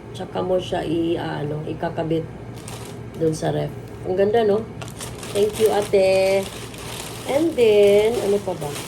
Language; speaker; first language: Filipino; non-native, local second language; Cebuano